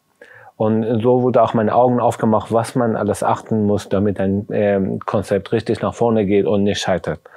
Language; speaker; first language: German; non-native, fluent; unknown